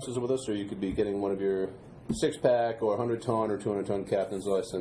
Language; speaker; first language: English; native; English